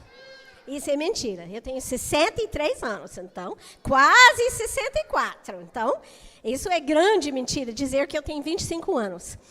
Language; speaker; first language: Portuguese; non-native, fluent; English